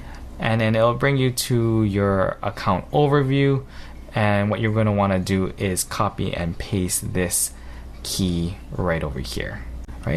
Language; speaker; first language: English; native; English